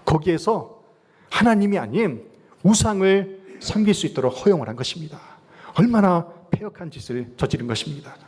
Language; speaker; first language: Korean; native; Korean